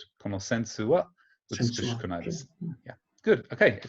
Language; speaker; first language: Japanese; non-native, fluent; English